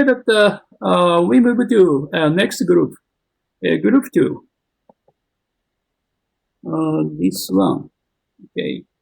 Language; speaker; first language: English; non-native, learner; Japanese